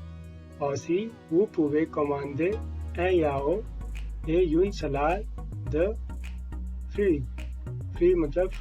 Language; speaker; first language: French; non-native, learner; Hindi